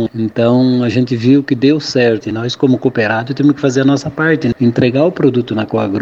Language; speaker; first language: Portuguese; native; Portuguese